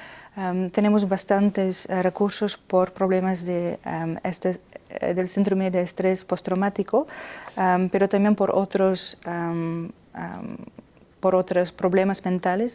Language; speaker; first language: Spanish; non-native, fluent; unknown